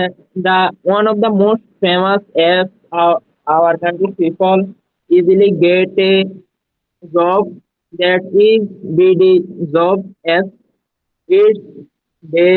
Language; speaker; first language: English; non-native, learner; Bangla